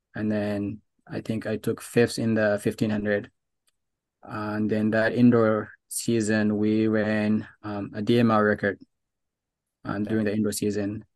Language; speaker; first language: English; non-native, local second language; Arabic